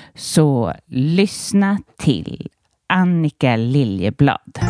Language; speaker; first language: Swedish; native; Swedish